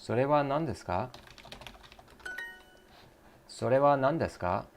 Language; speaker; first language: Japanese; non-native, learner; English